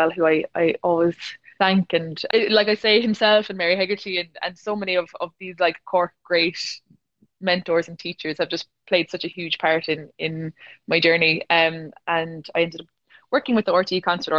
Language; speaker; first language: English; native; English